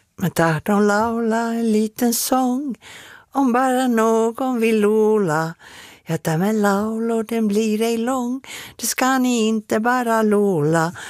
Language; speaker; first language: Swedish; native; Swedish